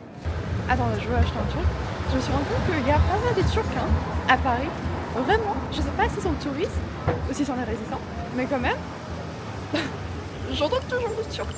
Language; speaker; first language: French; non-native, fluent; Turkish